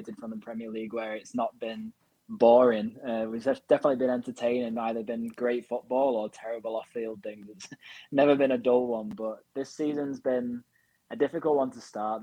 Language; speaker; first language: English; native; English